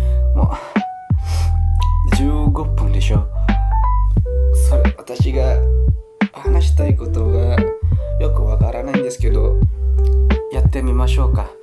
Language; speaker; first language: Japanese; non-native, learner; Indonesian